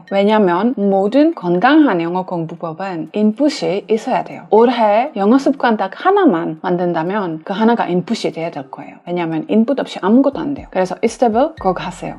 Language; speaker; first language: Korean; non-native, fluent; English